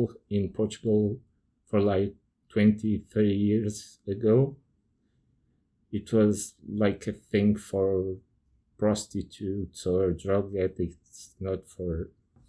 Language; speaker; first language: English; non-native, fluent; Portuguese